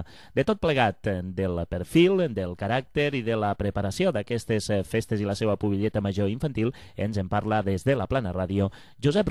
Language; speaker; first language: Catalan; native; Catalan